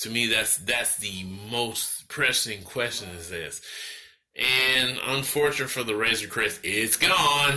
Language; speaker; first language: English; native; English